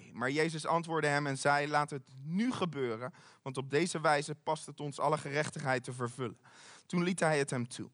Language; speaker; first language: Dutch; native; Dutch